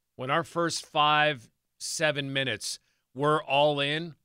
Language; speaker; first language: English; native; English